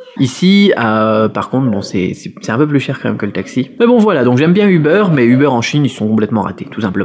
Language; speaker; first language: French; native; French